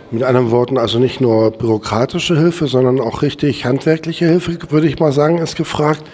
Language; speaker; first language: German; native; German